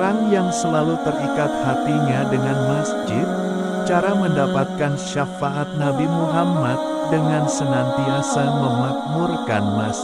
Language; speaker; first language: Indonesian; native; Indonesian